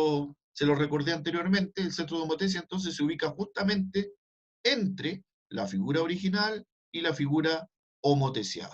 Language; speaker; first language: Spanish; native; Spanish